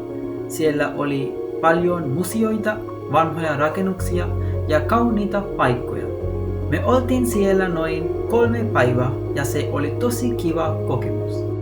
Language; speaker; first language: Finnish; non-native, learner; Sinhala